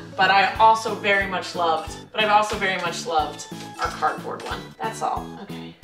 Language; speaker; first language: English; native; English